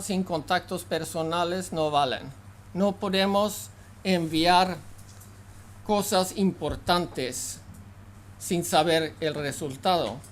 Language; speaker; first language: Spanish; non-native, fluent; Swedish